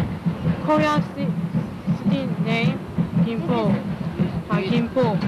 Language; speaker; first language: English; non-native, learner; Korean